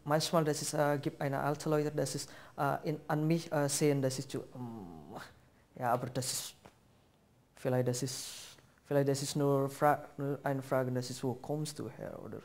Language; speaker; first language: German; non-native, learner; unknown